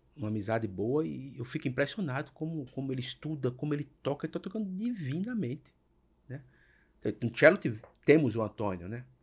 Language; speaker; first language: Portuguese; native; Portuguese